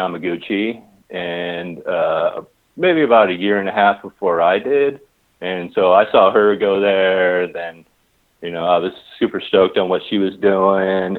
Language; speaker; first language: English; native; English